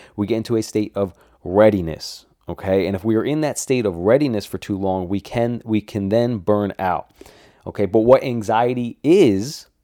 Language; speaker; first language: English; native; English